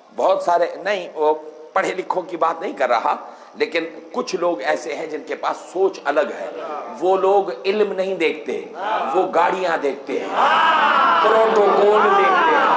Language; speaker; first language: Urdu; non-native, local second language; Sindhi